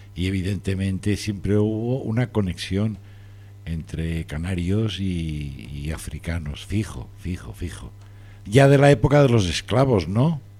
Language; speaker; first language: Spanish; native; Spanish